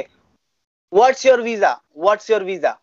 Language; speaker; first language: English; non-native, fluent; Bangla